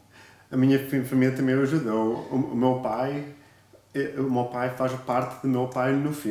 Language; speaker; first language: Portuguese; early bilingual, other home language; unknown